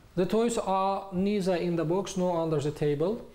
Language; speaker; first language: English; non-native, learner; Azerbaijani